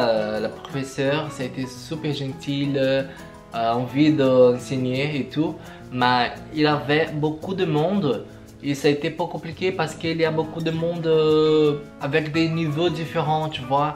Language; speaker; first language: French; non-native, learner; Portuguese